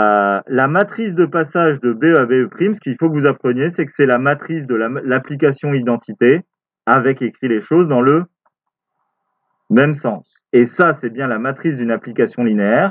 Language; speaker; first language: French; native; French